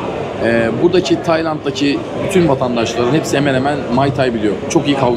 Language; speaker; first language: Turkish; native; Turkish